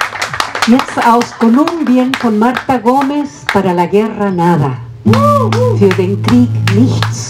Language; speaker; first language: German; non-native, fluent; Spanish